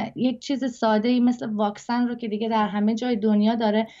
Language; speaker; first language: Persian; native; Persian